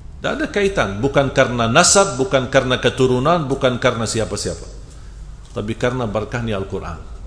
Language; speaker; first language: Indonesian; non-native, fluent; Arabic